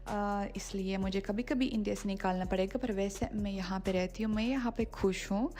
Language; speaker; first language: Hindi; non-native, fluent; Russian